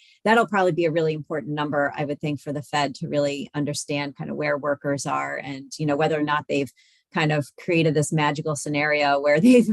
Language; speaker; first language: English; native; English